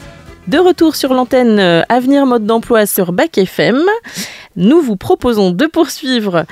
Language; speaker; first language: French; native; French